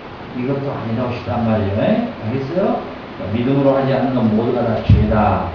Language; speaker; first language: Korean; native; Korean